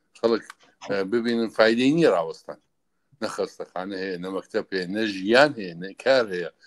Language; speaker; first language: Central Kurdish; native; Central Kurdish